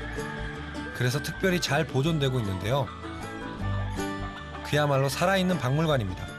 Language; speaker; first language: Korean; native; Korean